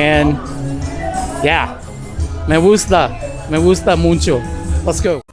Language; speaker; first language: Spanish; non-native, learner; English